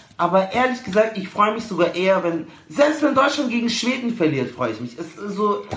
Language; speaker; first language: German; early bilingual, other home language; Arabic